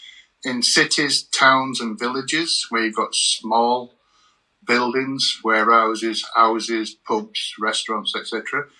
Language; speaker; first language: English; native; English